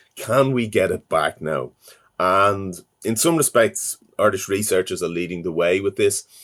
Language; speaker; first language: English; native; English